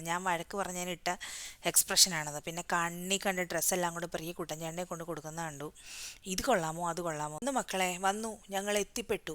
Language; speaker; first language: Malayalam; native; Malayalam